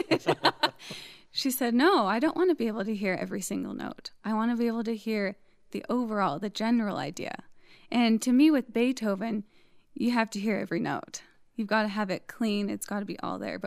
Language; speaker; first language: English; native; English